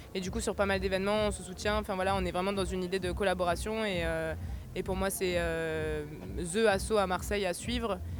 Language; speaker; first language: French; native; French